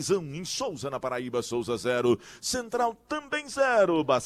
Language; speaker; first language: Portuguese; native; Portuguese